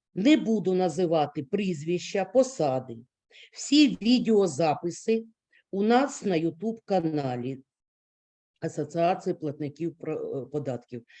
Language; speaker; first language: Ukrainian; native; Ukrainian